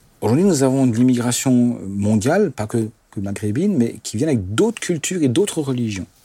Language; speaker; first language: French; non-native, local second language; Swiss German